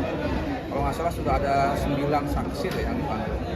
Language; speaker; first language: Indonesian; native; Indonesian